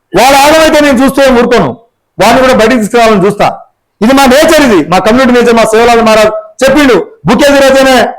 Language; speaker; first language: Telugu; non-native, local second language; Lambadi